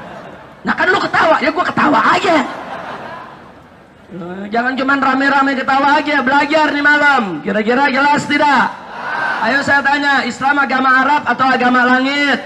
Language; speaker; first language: Indonesian; native; Indonesian